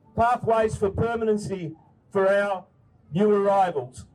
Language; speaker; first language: English; early bilingual, other home language; Ukrainian